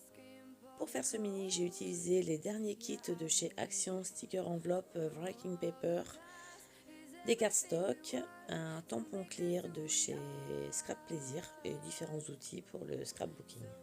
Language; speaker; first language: French; native; French